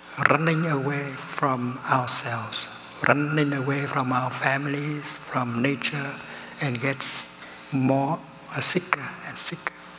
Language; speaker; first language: English; non-native, fluent; Vietnamese